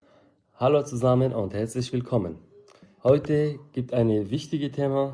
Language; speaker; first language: German; non-native, fluent; Arabic